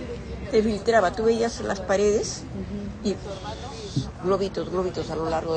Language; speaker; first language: Spanish; native; Spanish